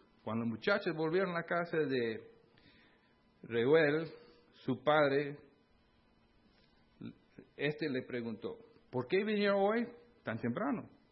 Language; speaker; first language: Spanish; non-native, fluent; English